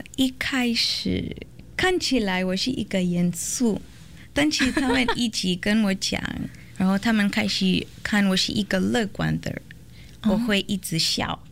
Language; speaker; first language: Chinese; non-native, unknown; Portuguese